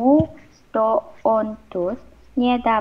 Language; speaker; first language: Russian; non-native, learner; Vietnamese